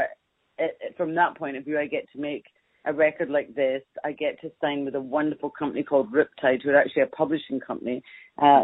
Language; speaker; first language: English; native; English